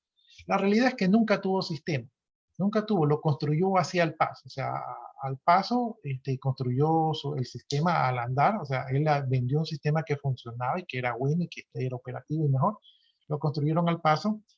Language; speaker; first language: Spanish; native; Spanish